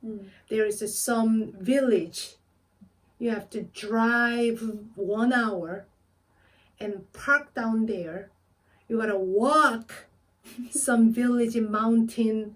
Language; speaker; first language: English; non-native, fluent; Korean